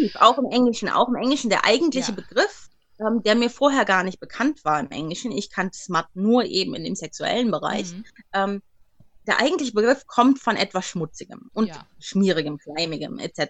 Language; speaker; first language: German; native; German